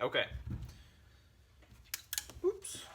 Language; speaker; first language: English; native; English